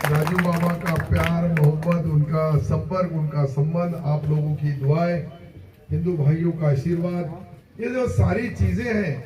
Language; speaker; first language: Hindi; non-native, local second language; Urdu